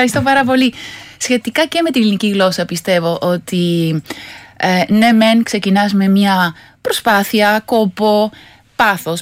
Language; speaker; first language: Greek; non-native, fluent; Spanish